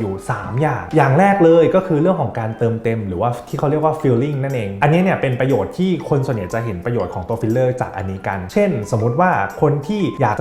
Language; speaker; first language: Thai; native; Thai